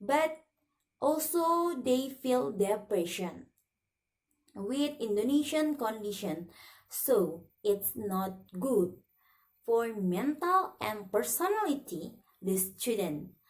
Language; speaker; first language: English; non-native, learner; Indonesian